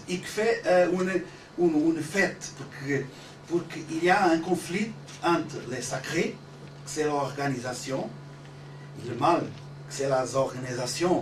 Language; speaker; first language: French; non-native, learner; Portuguese